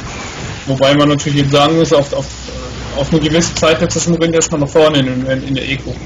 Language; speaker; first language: German; native; German